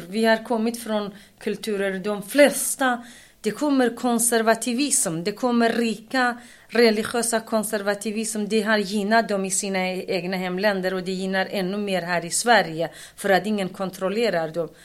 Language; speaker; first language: Swedish; non-native, fluent; Kurdish